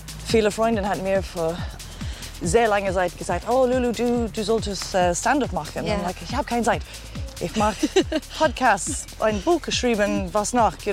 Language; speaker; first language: German; non-native, learner; English